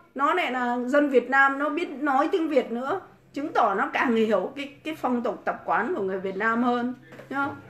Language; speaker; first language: Vietnamese; native; Vietnamese